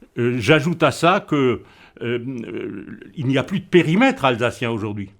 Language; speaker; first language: French; non-native, local second language; Swiss German